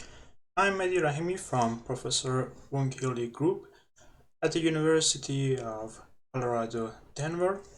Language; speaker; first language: English; non-native, fluent; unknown